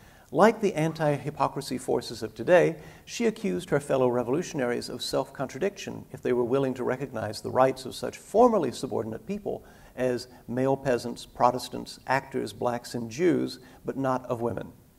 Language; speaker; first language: English; native; English